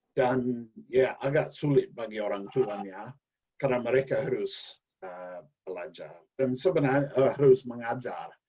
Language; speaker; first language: Indonesian; non-native, learner; English